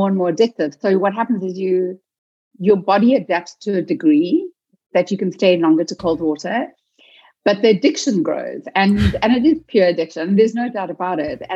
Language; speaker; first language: English; native; English